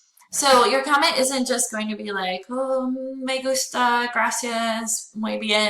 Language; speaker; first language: Spanish; non-native, fluent; English